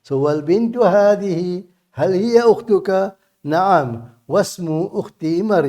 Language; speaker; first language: Arabic; non-native, fluent; English